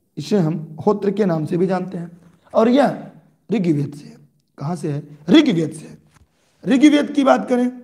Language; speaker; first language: Hindi; native; Hindi